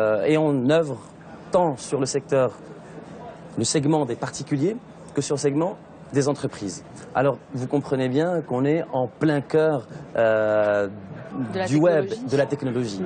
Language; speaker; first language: French; non-native, local second language; Arabic